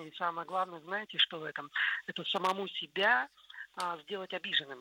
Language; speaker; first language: Russian; native; Russian